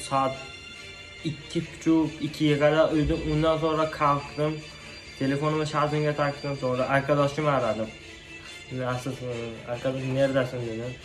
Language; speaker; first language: Turkish; non-native, learner; Uzbek